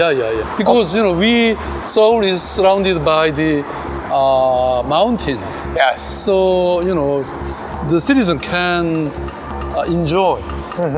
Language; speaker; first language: English; non-native, learner; Korean